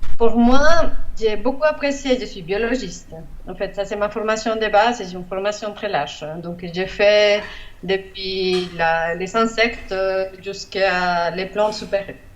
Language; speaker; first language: French; non-native, fluent; Spanish